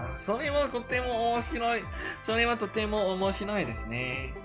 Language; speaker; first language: Japanese; non-native, learner; Cantonese